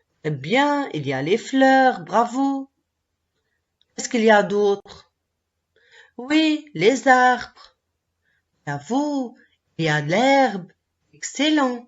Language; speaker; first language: French; non-native, local second language; Arabic